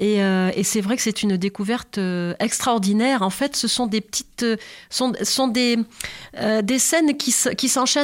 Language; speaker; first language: French; native; French